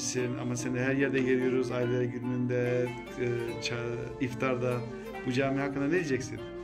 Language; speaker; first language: Turkish; early bilingual, heritage; Turkish